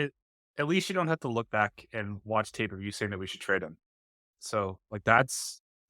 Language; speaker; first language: English; native; English